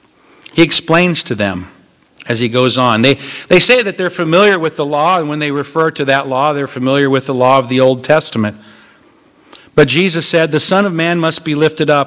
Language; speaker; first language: English; native; English